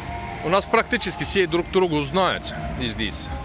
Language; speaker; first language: Russian; non-native, learner; Turkish